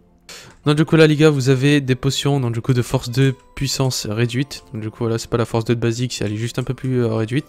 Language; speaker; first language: French; native; French